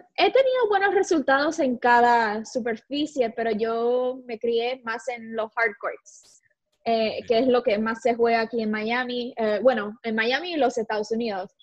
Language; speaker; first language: Spanish; native; Spanish